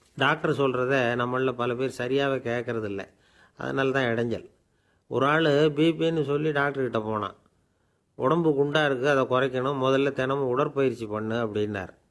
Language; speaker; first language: Tamil; native; Tamil